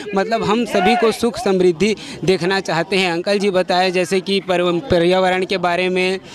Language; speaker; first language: Hindi; native; Hindi